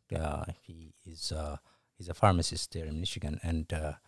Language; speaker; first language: English; non-native, fluent; Tigrinya